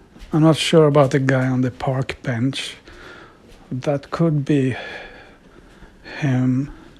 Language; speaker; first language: English; non-native, fluent; Swedish